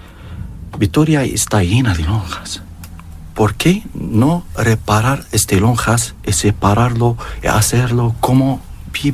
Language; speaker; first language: Spanish; non-native, learner; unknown